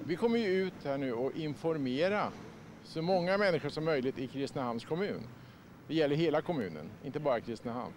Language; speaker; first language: Swedish; native; Swedish